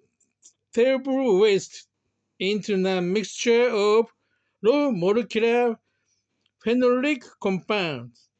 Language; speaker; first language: English; non-native, learner; Japanese